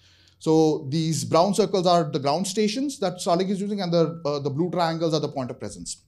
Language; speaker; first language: English; non-native, fluent; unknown